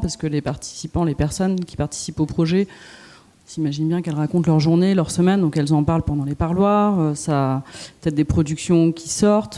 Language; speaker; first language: French; native; French